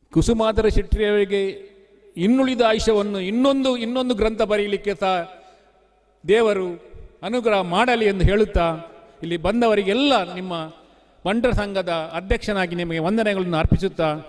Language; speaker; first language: Kannada; non-native, local second language; Tulu